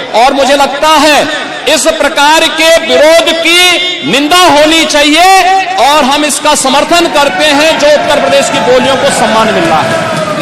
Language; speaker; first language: Hindi; native; Hindi